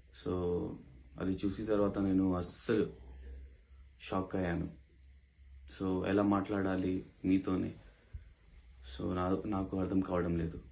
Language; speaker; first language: Telugu; non-native, local second language; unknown